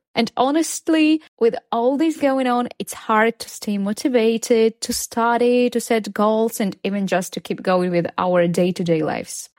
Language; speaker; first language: English; non-native, fluent; Ukrainian